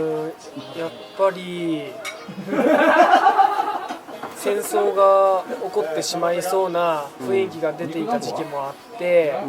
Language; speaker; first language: Japanese; native; Japanese